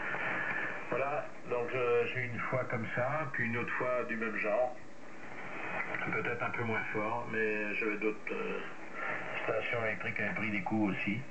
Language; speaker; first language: French; native; French